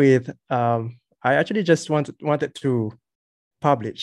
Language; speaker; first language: English; non-native, local second language; Malay